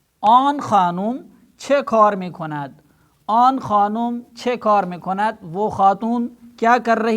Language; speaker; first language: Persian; non-native, fluent; Urdu